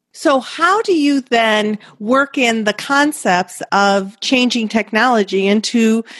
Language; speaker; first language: English; native; English